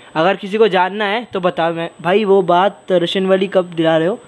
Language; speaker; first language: Hindi; non-native, local second language; Bangla